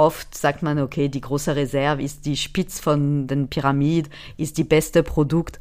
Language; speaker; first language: German; non-native, fluent; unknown